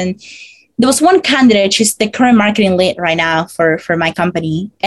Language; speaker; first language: English; non-native, fluent; Spanish